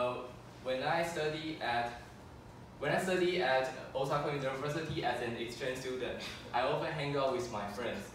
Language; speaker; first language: English; non-native, fluent; Chinese